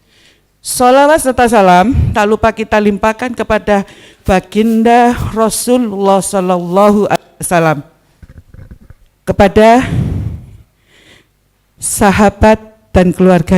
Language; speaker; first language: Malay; non-native, local second language; Javanese